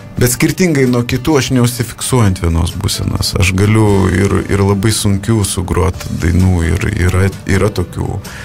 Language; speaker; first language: Lithuanian; native; Lithuanian